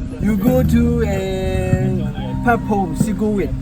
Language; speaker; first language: English; non-native, learner; Thai